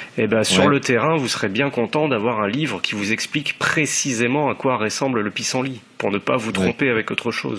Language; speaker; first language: French; native; French